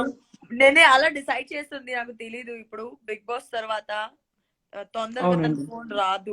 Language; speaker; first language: Telugu; non-native, learner; Gujarati